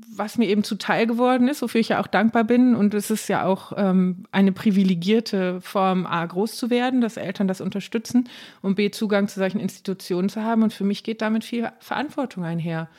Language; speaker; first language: German; native; German